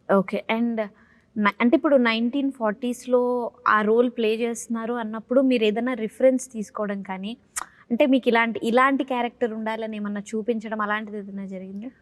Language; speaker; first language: Telugu; native; Telugu